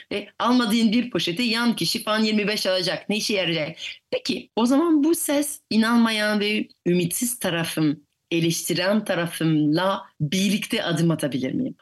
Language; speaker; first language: Turkish; non-native, fluent; French